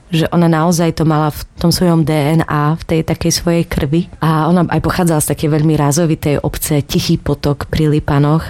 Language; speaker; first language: Slovak; native; Slovak